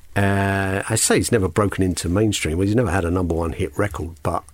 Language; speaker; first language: English; native; English